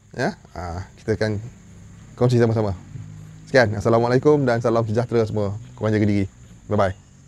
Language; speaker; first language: Malay; native; Malay